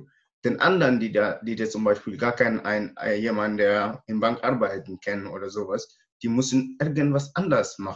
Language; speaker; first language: German; non-native, learner; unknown